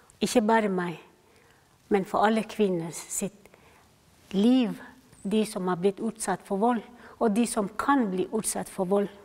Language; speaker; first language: Norwegian; non-native, fluent; Somali